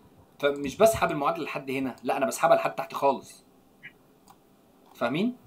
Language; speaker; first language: Arabic; native; Arabic